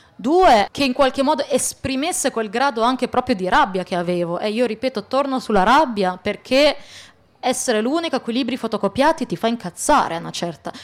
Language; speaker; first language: Italian; early bilingual, other home language; Arabic